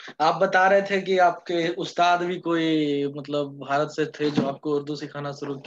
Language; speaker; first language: Hindi; native; Hindi